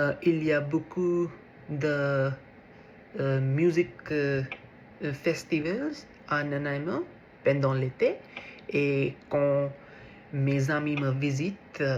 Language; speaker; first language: French; non-native, learner; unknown